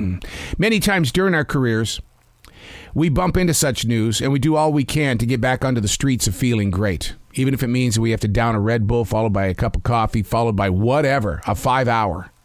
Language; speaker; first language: English; native; English